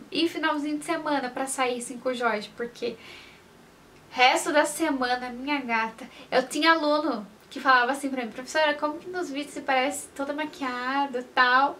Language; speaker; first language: Portuguese; native; Portuguese